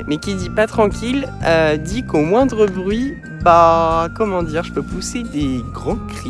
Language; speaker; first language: French; native; French